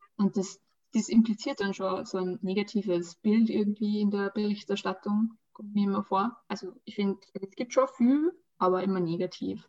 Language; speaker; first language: German; early bilingual, other home language; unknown